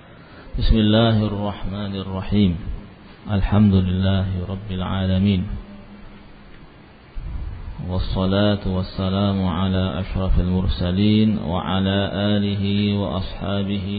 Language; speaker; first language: Arabic; non-native, fluent; Indonesian